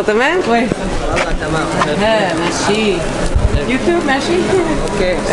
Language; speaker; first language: Arabic; non-native, learner; English